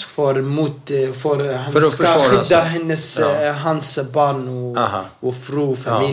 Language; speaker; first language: Swedish; non-native, local second language; Arabic